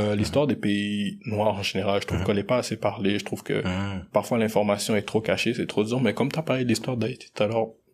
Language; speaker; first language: French; early bilingual, other home language; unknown